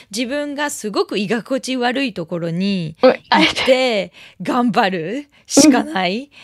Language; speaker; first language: Japanese; non-native, fluent; French